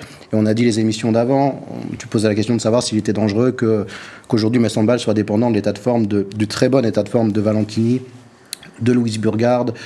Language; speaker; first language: French; native; French